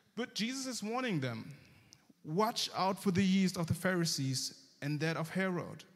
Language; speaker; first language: English; early bilingual, heritage; German